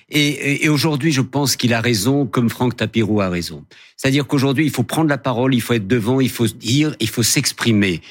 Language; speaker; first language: French; native; French